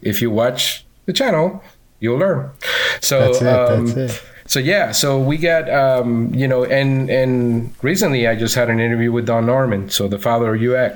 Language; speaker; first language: English; non-native, fluent; Spanish